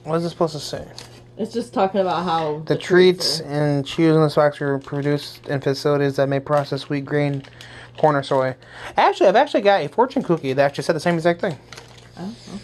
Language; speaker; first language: English; native; English